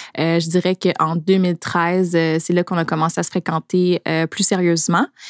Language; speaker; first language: French; native; French